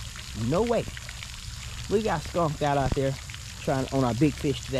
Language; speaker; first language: English; native; English